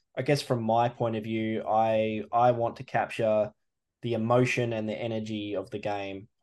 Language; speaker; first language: English; native; English